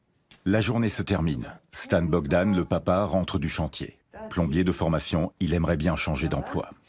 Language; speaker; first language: French; native; French